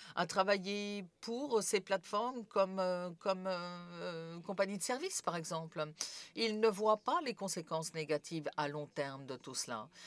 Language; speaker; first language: French; non-native, fluent; Serbian